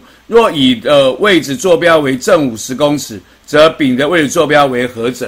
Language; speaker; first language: Chinese; native; Chinese